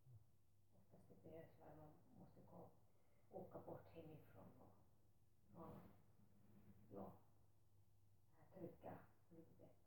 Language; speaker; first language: Swedish; non-native, local second language; Finnish